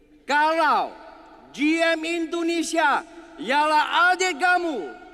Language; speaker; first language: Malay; non-native, learner; Chinese